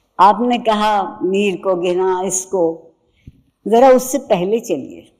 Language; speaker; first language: Urdu; native; Urdu